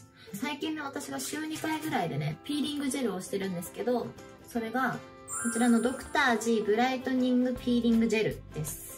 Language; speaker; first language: Japanese; native; Japanese